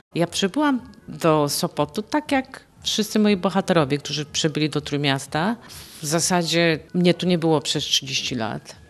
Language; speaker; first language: Polish; native; Polish